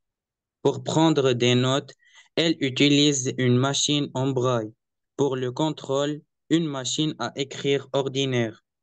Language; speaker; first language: French; non-native, learner; Arabic